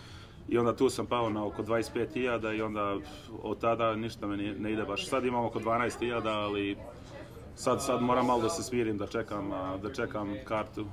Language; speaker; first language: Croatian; early bilingual, heritage; Serbian